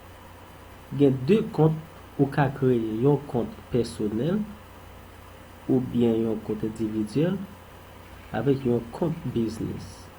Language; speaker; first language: French; non-native, learner; Haitian Creole